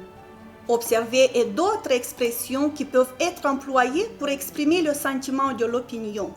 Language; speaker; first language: French; non-native, fluent; Romanian